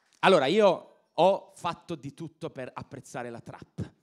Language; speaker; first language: Italian; native; Italian